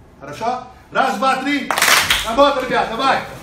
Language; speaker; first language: Russian; non-native, learner; Portuguese